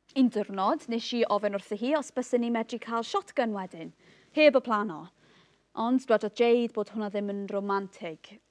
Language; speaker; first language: Welsh; native; Welsh